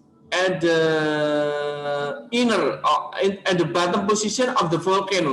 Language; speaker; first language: English; non-native, learner; Indonesian